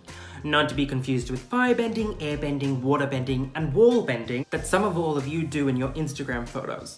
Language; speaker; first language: English; native; English